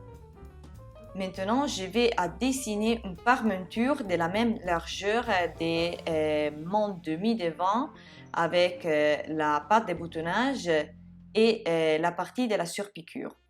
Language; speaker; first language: French; non-native, fluent; Italian